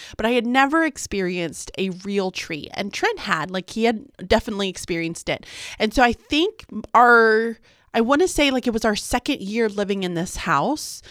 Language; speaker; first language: English; native; English